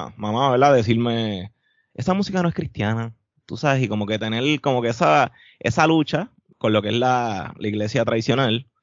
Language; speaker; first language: Spanish; native; Spanish